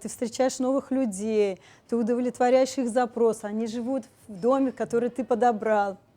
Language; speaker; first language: Russian; native; Russian